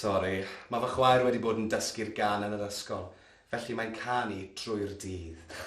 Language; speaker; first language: Welsh; non-native, local second language; English